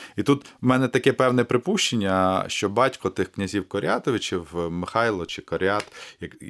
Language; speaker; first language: Ukrainian; native; Ukrainian